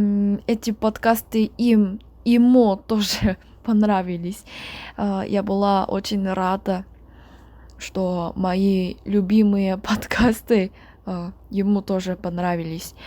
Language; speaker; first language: Russian; non-native, learner; Korean